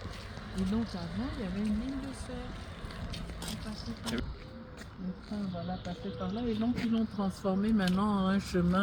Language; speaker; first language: French; non-native, local second language; Malagasy